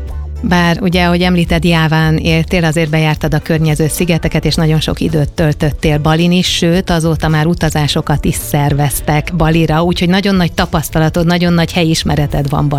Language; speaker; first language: Hungarian; native; Hungarian